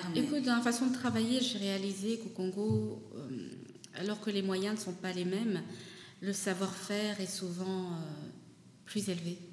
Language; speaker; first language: French; non-native, local second language; Lingala